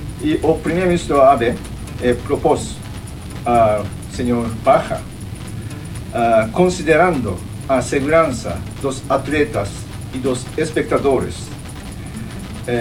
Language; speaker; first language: Portuguese; non-native, fluent; Japanese